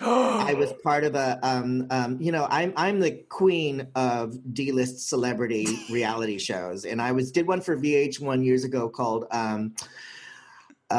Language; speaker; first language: English; native; English